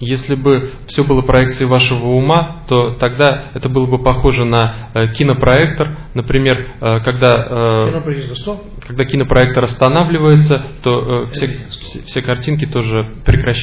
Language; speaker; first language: Russian; native; Russian